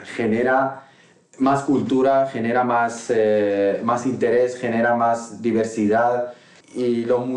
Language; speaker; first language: Spanish; non-native, fluent; Arabic